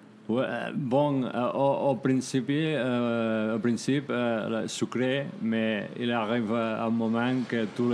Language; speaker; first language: French; non-native, learner; Spanish